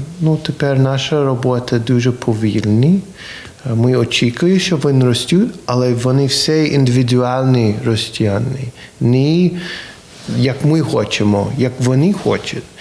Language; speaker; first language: Ukrainian; non-native, learner; English